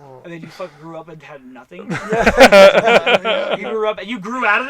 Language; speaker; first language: English; native; English